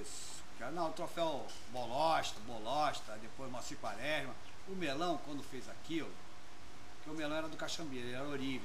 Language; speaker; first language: Portuguese; native; Portuguese